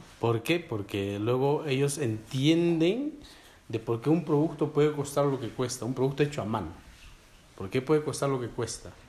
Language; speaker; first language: Spanish; non-native, local second language; Quechua